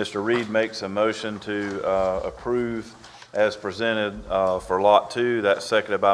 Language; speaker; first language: English; native; English